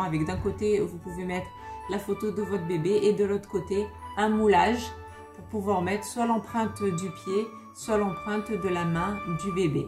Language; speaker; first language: French; native; French